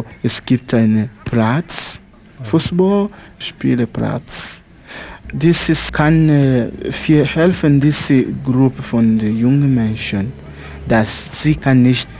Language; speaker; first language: German; non-native, learner; Swahili